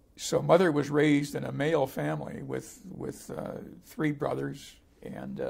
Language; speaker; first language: English; native; English